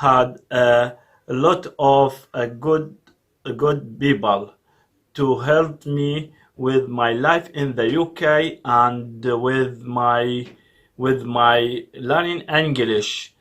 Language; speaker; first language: English; non-native, learner; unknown